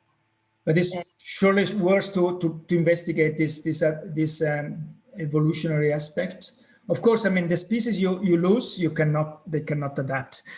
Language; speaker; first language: English; non-native, fluent; Italian